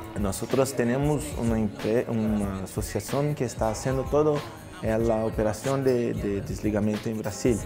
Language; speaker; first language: Spanish; non-native, learner; Portuguese